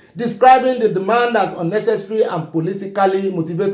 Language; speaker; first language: English; non-native, local second language; Yoruba